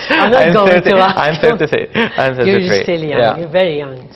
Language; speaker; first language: English; non-native, learner; Spanish